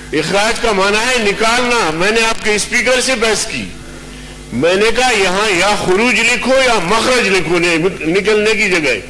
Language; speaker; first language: Urdu; non-native, local second language; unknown